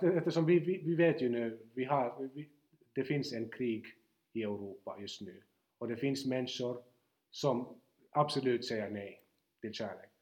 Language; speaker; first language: Swedish; non-native, local second language; Finnish